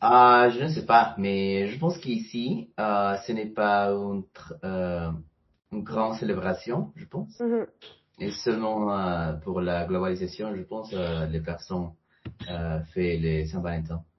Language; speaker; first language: French; non-native, fluent; Spanish